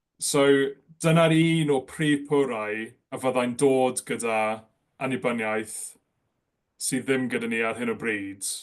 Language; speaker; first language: Welsh; non-native, local second language; English